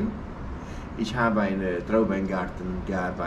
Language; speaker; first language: German; non-native, learner; Hungarian